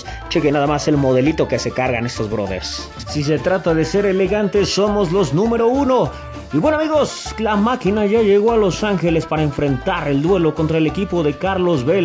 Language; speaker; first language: Spanish; native; Spanish